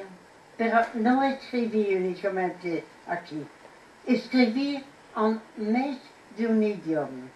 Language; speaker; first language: Spanish; non-native, fluent; French